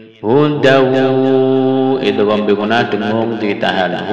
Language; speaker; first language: Indonesian; native; Indonesian